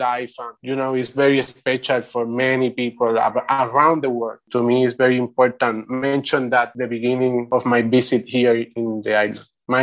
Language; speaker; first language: English; non-native, learner; Spanish